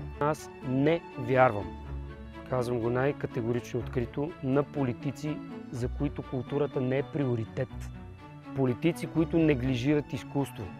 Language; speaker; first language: Bulgarian; native; Bulgarian